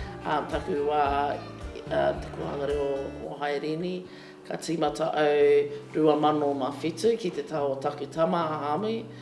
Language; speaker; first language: Māori; non-native, local second language; English